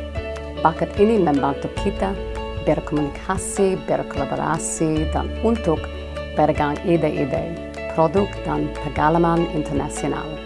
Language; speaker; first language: Indonesian; non-native, fluent; English